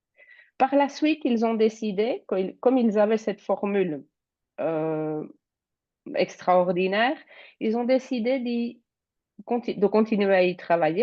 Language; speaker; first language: French; native; French